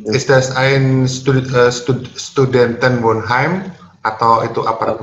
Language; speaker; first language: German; non-native, learner; Indonesian